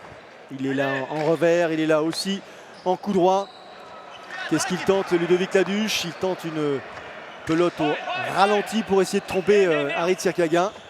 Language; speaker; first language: French; native; French